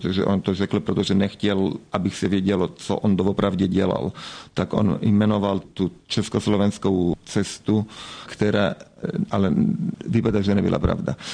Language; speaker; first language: Czech; early bilingual, heritage; Italian